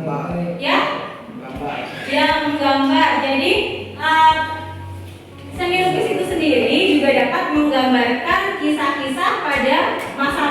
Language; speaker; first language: Indonesian; native; Indonesian